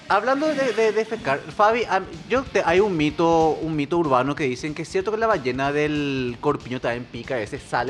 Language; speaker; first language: Spanish; native; Spanish